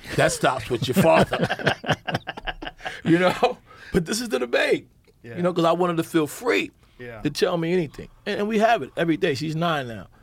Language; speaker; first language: English; native; English